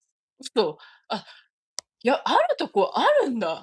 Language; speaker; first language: Japanese; native; Japanese